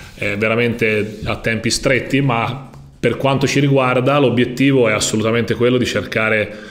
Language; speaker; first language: Italian; native; Italian